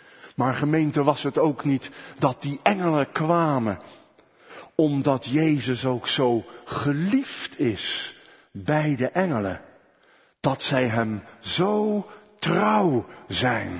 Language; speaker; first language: Dutch; native; Dutch